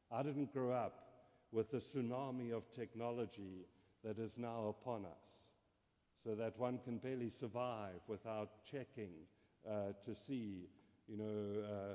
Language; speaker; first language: English; native; English